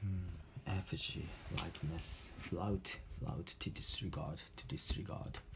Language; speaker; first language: English; non-native, fluent; Japanese